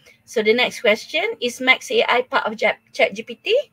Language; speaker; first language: English; non-native, local second language; Malay